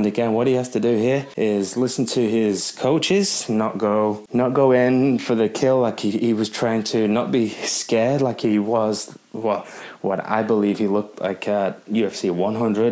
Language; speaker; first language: English; native; English